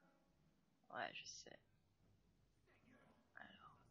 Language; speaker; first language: French; native; French